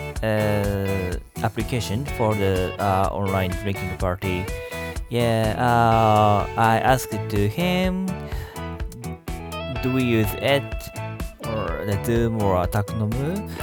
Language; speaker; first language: English; non-native, learner; Japanese